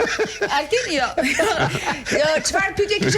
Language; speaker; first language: Albanian; native; Albanian